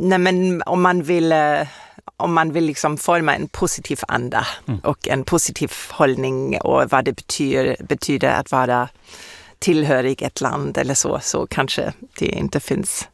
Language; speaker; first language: Swedish; non-native, fluent; German